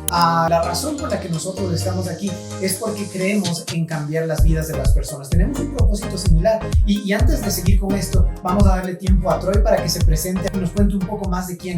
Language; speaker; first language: Spanish; native; Spanish